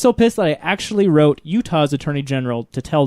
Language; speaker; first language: English; native; English